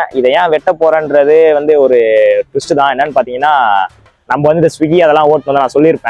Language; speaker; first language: Tamil; native; Tamil